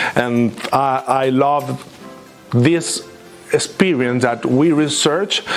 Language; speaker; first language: English; non-native, fluent; Spanish